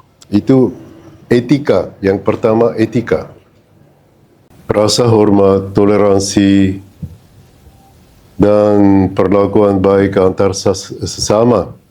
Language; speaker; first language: Indonesian; non-native, fluent; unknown